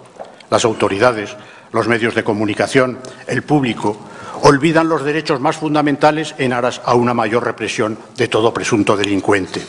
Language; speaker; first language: Spanish; native; Spanish